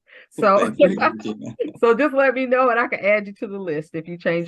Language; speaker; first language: English; native; English